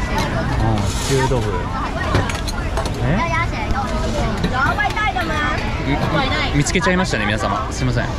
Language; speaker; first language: Japanese; native; Japanese